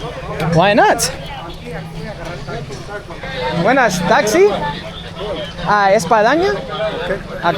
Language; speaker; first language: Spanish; early bilingual, heritage; English